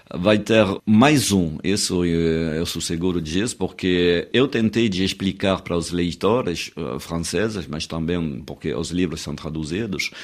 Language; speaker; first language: Portuguese; non-native, fluent; French